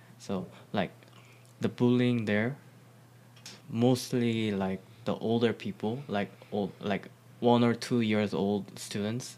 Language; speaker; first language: English; non-native, fluent; Korean